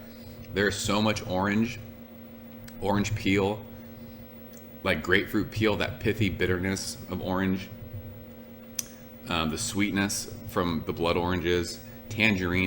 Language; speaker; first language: English; native; English